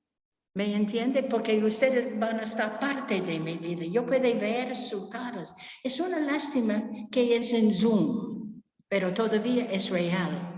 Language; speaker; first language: Spanish; non-native, fluent; English